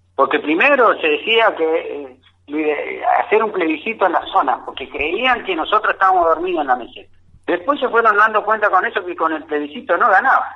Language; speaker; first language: Spanish; native; Spanish